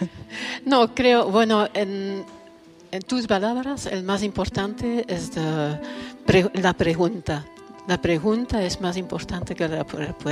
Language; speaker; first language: Spanish; non-native, learner; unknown